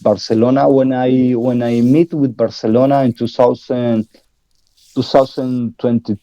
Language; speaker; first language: English; non-native, learner; Spanish